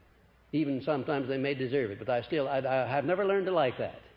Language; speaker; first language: English; native; English